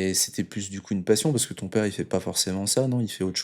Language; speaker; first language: French; native; French